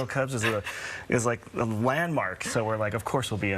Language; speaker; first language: English; native; English